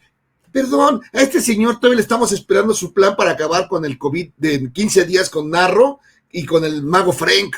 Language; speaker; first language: Spanish; native; Spanish